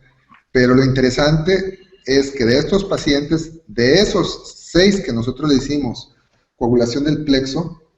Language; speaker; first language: Spanish; native; Spanish